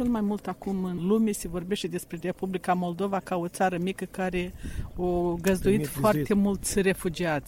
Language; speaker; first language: Romanian; native; Romanian